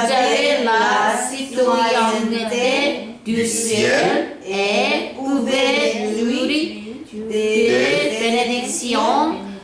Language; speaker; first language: French; non-native, learner; Korean